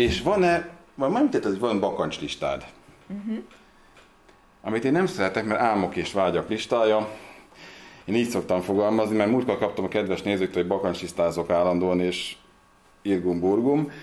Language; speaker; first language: Hungarian; native; Hungarian